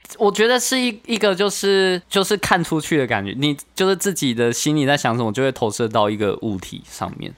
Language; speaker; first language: Chinese; native; Chinese